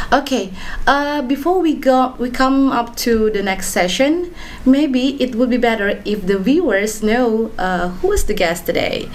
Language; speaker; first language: English; non-native, fluent; Indonesian